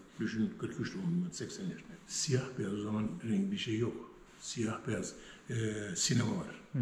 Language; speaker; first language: Turkish; native; Turkish